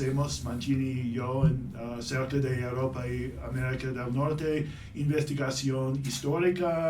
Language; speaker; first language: Spanish; non-native, fluent; English